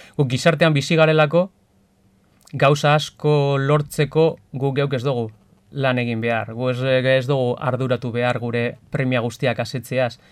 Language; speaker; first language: Basque; non-native, local second language; Spanish